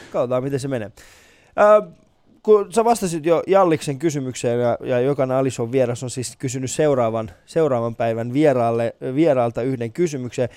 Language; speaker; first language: Finnish; early bilingual, other home language; Persian